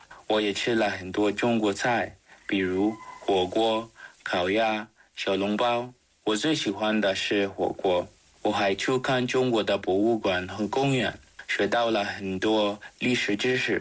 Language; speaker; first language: Chinese; non-native, fluent; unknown